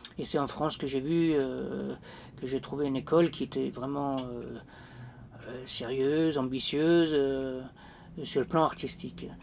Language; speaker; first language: French; non-native, fluent; Danish